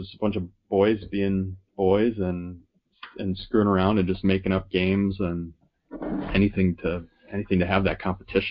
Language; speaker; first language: English; native; English